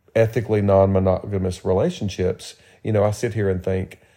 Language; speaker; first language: English; native; English